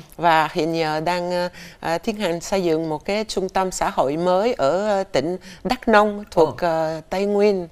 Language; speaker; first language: Vietnamese; non-native, fluent; French